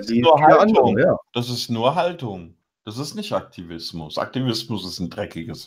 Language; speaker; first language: German; native; German